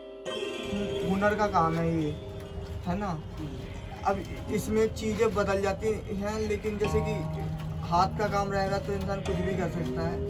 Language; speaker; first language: Hindi; native; Hindi